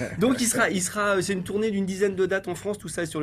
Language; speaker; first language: French; native; French